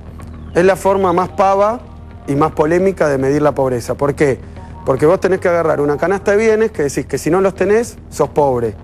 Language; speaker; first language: Spanish; native; Spanish